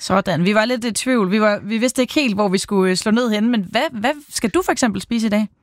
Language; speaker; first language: Danish; native; Danish